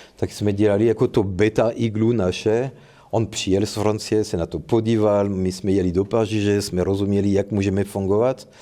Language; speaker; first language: Czech; non-native, fluent; French